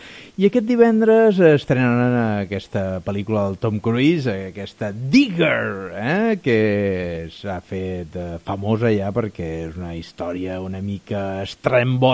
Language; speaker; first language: Catalan; native; Catalan